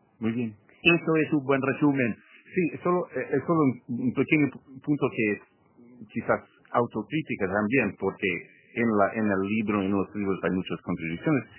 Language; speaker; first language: Spanish; non-native, fluent; English